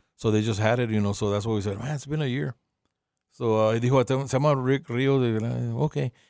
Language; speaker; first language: English; early bilingual, other home language; Spanish